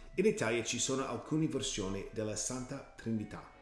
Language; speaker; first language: Italian; non-native, learner; English